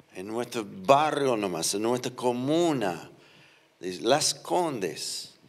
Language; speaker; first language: Spanish; non-native, fluent; English